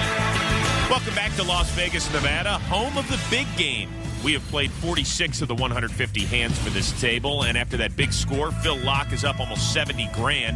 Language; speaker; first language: English; native; English